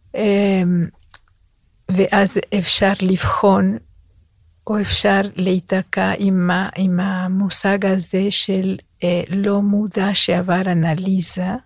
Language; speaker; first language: Hebrew; non-native, fluent; Spanish